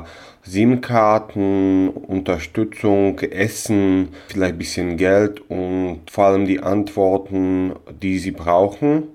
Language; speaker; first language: German; non-native, local second language; Slovak